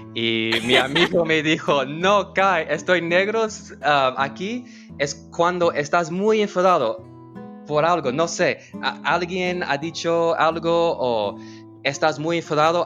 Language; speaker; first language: Spanish; non-native, learner; English